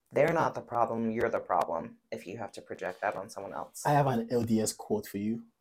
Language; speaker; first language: English; native; English